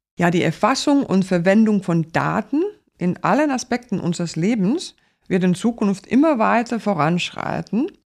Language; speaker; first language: German; non-native, fluent; Finnish